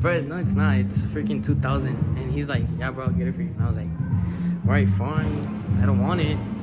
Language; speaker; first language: English; early bilingual, other home language; Spanish